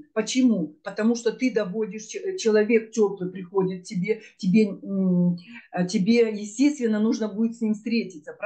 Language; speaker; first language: Russian; native; Russian